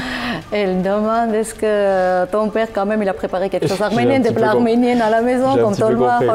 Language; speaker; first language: French; non-native, fluent; Armenian